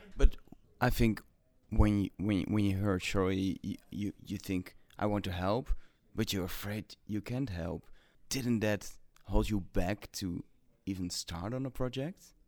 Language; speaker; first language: English; non-native, fluent; Dutch